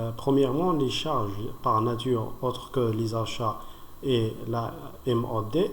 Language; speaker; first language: French; non-native, local second language; Arabic